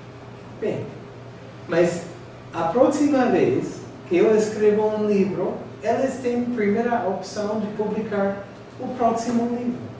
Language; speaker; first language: Portuguese; non-native, fluent; English